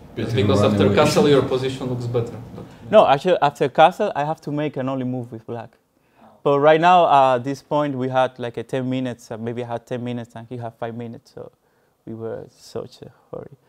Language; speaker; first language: English; non-native, fluent; Spanish